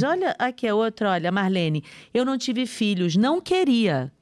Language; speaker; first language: Portuguese; native; Portuguese